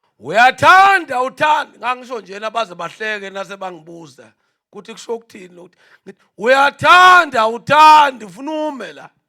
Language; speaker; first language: Zulu; non-native, local second language; Swati